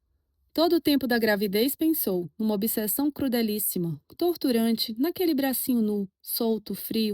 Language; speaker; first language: Portuguese; native; Portuguese